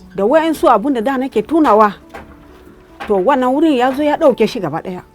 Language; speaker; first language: Hausa; non-native, local second language; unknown